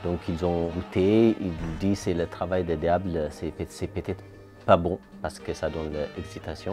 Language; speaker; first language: French; non-native, fluent; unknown